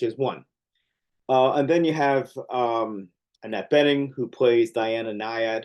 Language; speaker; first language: English; native; English